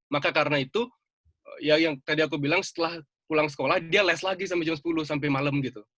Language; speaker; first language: Indonesian; native; Indonesian